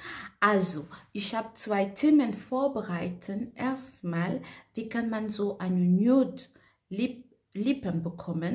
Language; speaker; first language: German; non-native, fluent; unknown